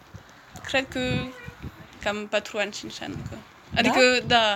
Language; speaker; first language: Romanian; non-native, fluent; French